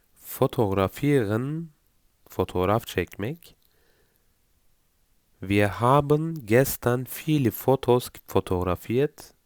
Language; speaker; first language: German; non-native, fluent; Turkish